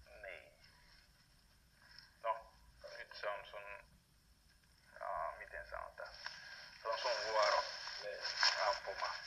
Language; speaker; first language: Finnish; non-native, fluent; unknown